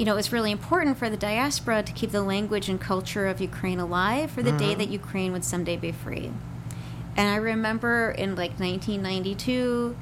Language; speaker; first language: English; non-native, local second language; Ukrainian